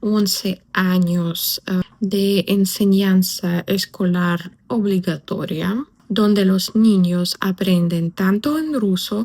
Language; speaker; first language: Spanish; non-native, fluent; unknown